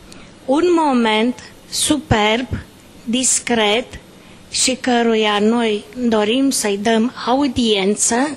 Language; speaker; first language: Romanian; native; Romanian